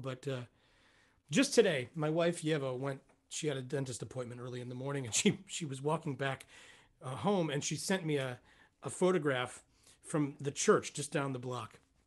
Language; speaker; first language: English; native; English